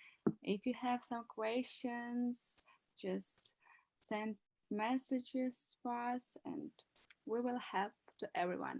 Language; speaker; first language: English; non-native, learner; Ukrainian